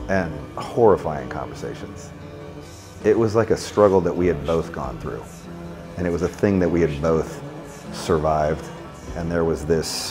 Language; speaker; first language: English; native; English